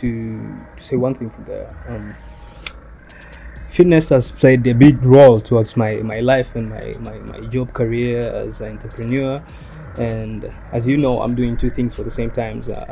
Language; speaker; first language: English; non-native, local second language; Swahili